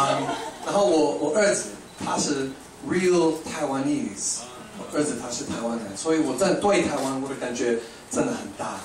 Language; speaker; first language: Chinese; non-native, fluent; English